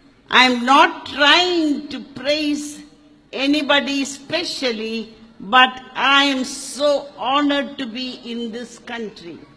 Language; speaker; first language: English; non-native, local second language; Malayalam